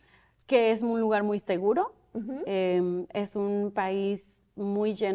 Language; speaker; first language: Spanish; early bilingual, other home language; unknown